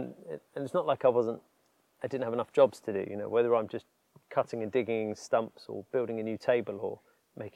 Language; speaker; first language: English; native; English